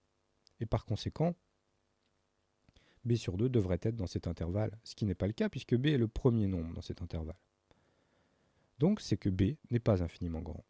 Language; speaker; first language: French; native; French